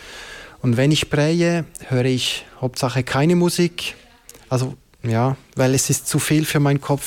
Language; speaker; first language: German; non-native, local second language; French